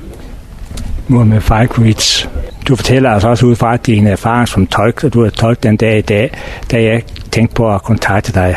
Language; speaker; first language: Danish; native; Danish